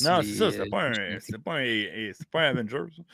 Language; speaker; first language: French; native; French